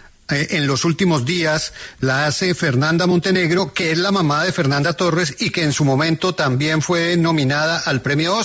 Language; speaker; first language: Spanish; native; Spanish